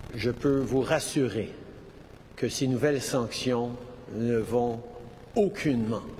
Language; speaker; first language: French; early bilingual, heritage; French